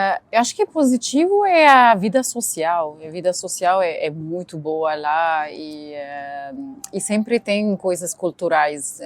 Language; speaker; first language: Portuguese; non-native, fluent; Arabic